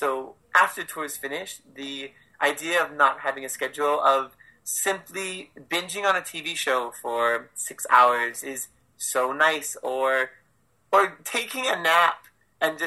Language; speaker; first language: English; native; English